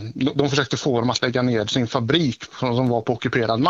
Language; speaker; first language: Swedish; native; Swedish